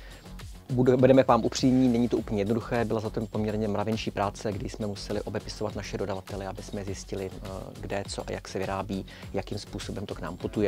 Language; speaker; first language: Czech; native; Czech